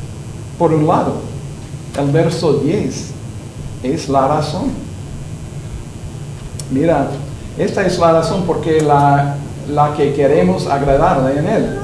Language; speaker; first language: Spanish; non-native, learner; English